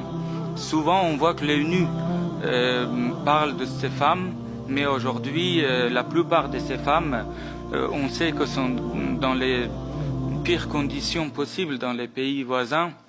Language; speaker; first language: French; non-native, fluent; Persian